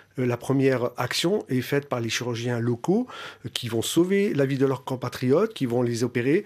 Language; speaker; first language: French; native; French